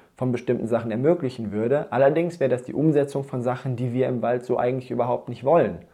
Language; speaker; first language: German; native; German